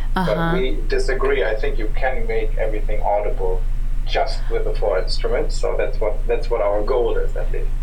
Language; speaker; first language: English; non-native, fluent; German